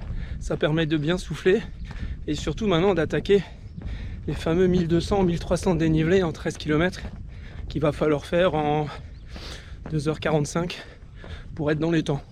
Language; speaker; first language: French; native; French